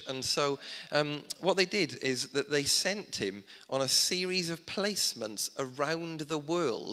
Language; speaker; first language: English; native; English